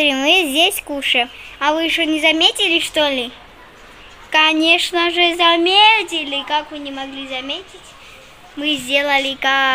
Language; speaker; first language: Russian; early bilingual, heritage; Russian